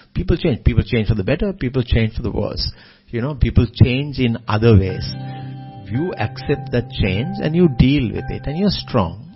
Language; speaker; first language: English; non-native, local second language; Sinhala